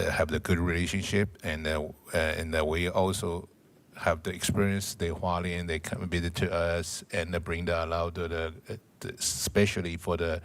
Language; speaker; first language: English; non-native, learner; Chinese